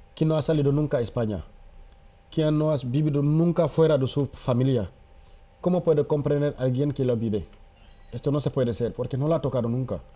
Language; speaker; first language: Spanish; non-native, fluent; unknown